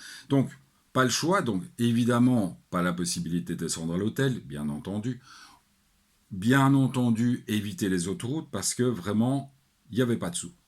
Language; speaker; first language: French; native; French